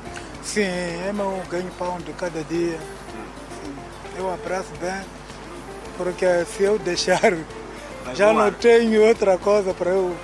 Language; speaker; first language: Portuguese; non-native, local second language; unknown